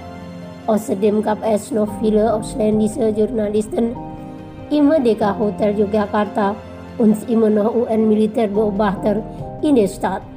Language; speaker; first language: German; non-native, fluent; Indonesian